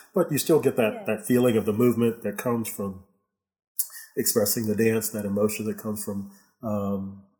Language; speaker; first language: English; native; English